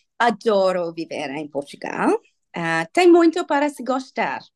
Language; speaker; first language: Portuguese; non-native, learner; English